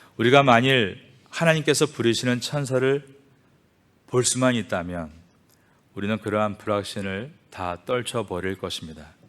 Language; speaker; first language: Korean; native; Korean